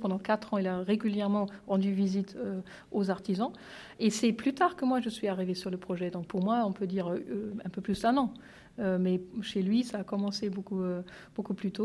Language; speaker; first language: French; non-native, fluent; German